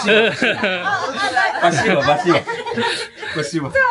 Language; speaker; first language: Russian; non-native, learner; Chinese